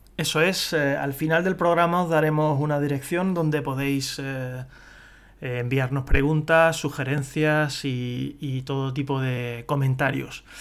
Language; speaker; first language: Spanish; native; Spanish